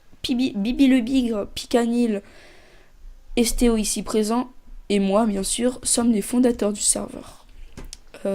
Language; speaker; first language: French; native; French